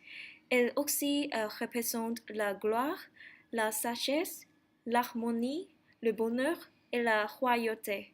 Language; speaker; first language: French; non-native, learner; Chinese